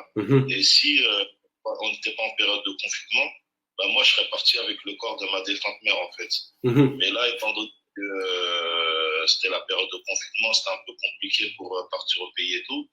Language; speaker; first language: French; native; French